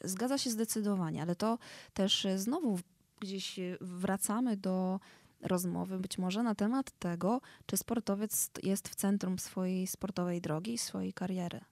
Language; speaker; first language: Polish; native; Polish